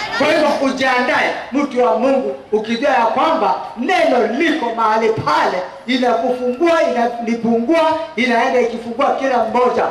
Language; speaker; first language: Swahili; non-native, local second language; Kamba